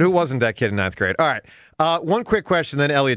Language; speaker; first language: English; native; English